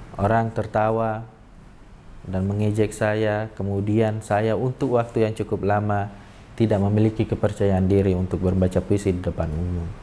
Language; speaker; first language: Indonesian; non-native, local second language; Buginese